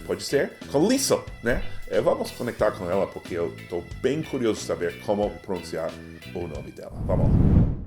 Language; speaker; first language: Portuguese; non-native, fluent; English